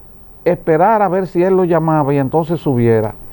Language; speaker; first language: Spanish; native; Spanish